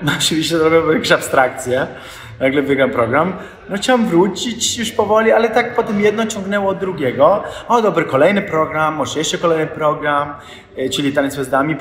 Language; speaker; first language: Polish; non-native, fluent; Italian